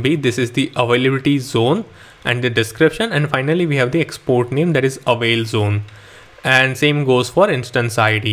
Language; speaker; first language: English; non-native, local second language; Hindi